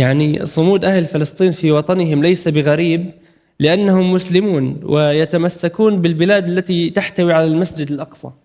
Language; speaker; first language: Arabic; native; Arabic